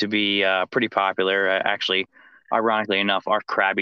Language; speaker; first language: English; native; English